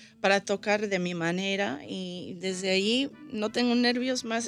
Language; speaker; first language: Spanish; early bilingual, heritage; Spanish